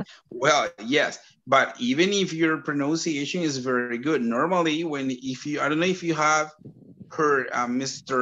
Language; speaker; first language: English; non-native, fluent; Spanish